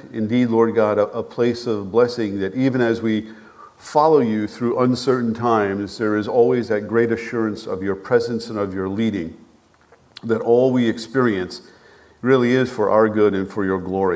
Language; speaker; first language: English; native; English